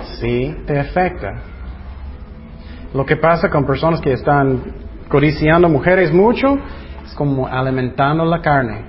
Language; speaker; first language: Spanish; non-native, fluent; English